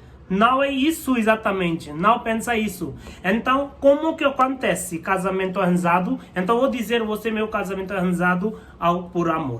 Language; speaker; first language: Portuguese; non-native, learner; Hindi